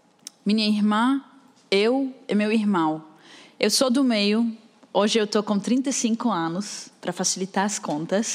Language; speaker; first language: Portuguese; non-native, fluent; Arabic